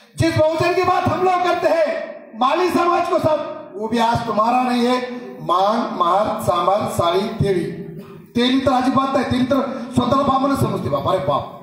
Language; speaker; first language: Hindi; non-native, local second language; Marathi